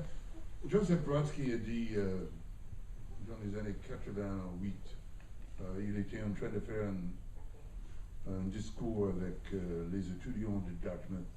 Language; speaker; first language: French; non-native, learner; English